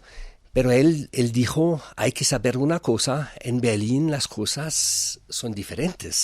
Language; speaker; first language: Spanish; non-native, fluent; German